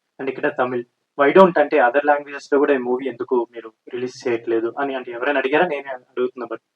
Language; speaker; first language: Telugu; native; Telugu